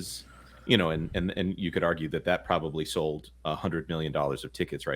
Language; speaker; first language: English; native; English